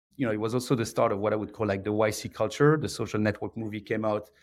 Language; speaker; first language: English; non-native, fluent; French